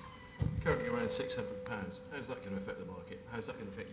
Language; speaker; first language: English; native; English